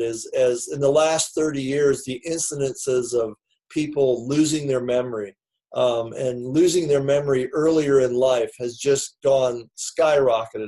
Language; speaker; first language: English; native; English